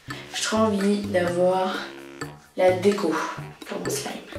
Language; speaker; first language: French; early bilingual, other home language; Russian